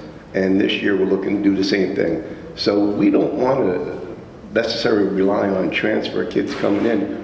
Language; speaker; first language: English; native; English